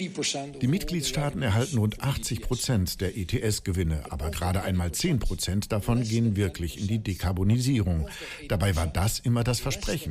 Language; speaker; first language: German; native; German